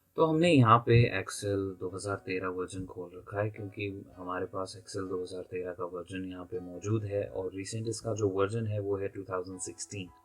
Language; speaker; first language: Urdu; non-native, local second language; Kashmiri